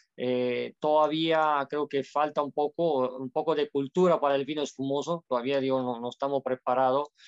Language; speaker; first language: Spanish; non-native, fluent; Italian